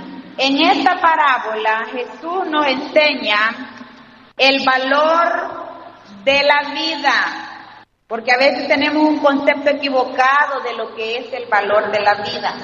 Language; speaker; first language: Spanish; native; Spanish